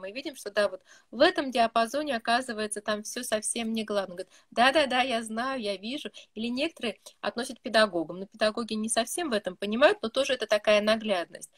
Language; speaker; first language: Russian; native; Russian